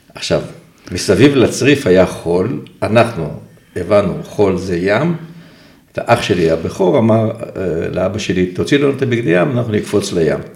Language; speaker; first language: Hebrew; early bilingual, other home language; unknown